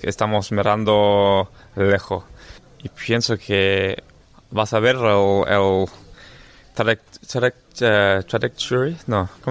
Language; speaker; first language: Spanish; non-native, learner; English